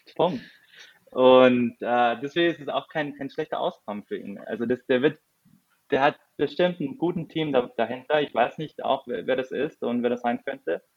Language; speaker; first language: German; non-native, fluent; Spanish